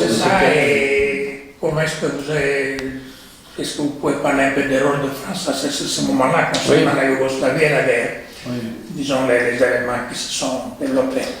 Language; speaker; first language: French; non-native, fluent; Serbian